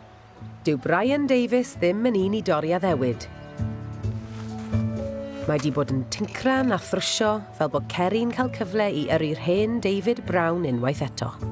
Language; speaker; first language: Welsh; native; Welsh